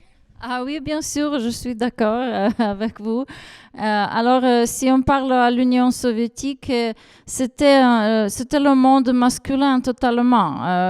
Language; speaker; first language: French; non-native, fluent; Ukrainian